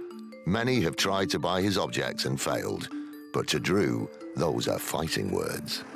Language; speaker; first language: English; native; English